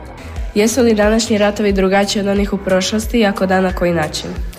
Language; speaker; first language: Serbian; native; Serbian